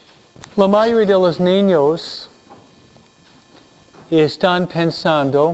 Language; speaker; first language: Spanish; non-native, fluent; English